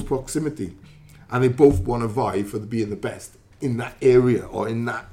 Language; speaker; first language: English; native; English